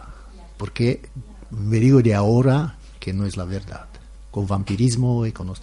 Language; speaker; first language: Spanish; non-native, learner; Romanian